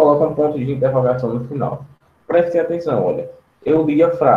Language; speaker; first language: Portuguese; native; Portuguese